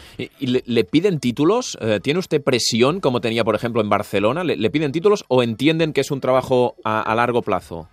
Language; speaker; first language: Spanish; non-native, local second language; Catalan